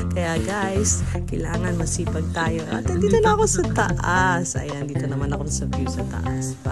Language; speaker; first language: Filipino; native; Filipino